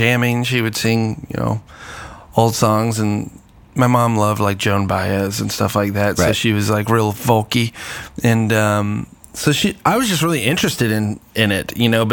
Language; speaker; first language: English; native; English